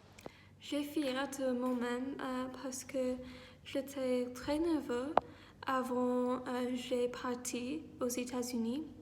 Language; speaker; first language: French; non-native, learner; English